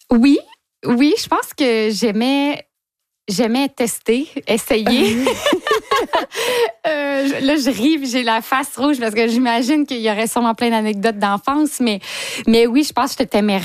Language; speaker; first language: French; native; French